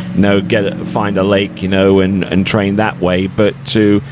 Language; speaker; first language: English; native; English